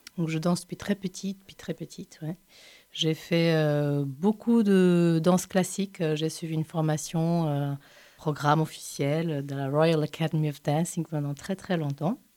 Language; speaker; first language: French; non-native, fluent; Portuguese